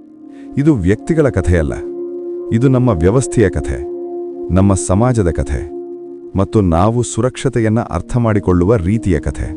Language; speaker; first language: Kannada; native; Kannada